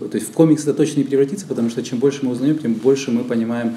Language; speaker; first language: Russian; native; Russian